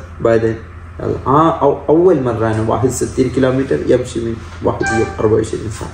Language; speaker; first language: Arabic; non-native, learner; Malayalam